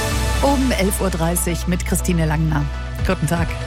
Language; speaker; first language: German; native; German